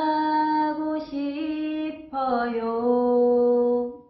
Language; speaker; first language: Korean; native; Korean